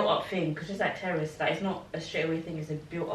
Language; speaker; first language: English; native; English